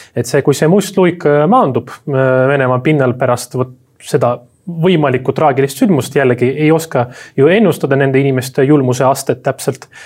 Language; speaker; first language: Estonian; non-native, local second language; Russian